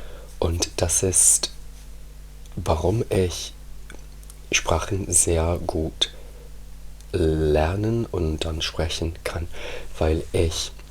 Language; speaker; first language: German; non-native, fluent; Italian